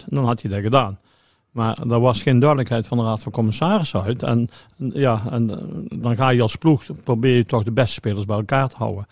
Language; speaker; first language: Dutch; native; Dutch